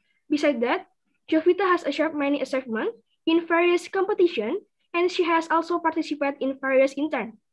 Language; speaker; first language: English; non-native, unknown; Indonesian